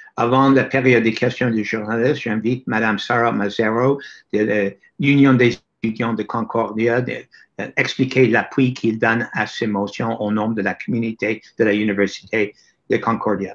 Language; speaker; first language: French; non-native, fluent; English